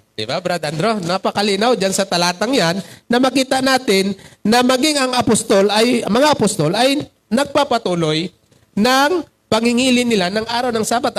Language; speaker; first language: Filipino; non-native, local second language; Cebuano